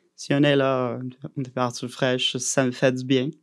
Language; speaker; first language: French; non-native, fluent; Portuguese